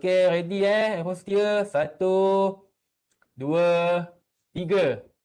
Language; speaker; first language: Malay; native; Malay